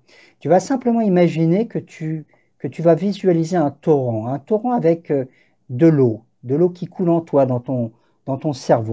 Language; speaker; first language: French; native; French